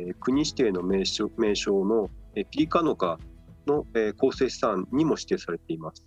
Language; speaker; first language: Japanese; native; Japanese